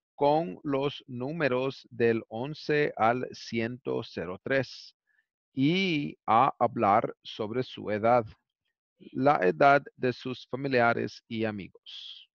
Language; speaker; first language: Spanish; early bilingual, heritage; Spanish